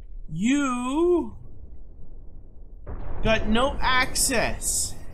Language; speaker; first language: English; early bilingual, other home language; French